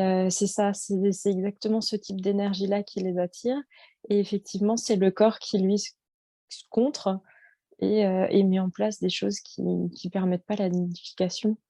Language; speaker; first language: French; native; French